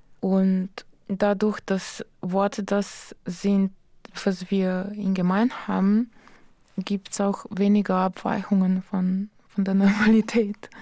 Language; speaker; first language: German; non-native, fluent; Slovenian